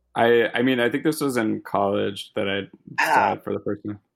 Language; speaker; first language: English; native; English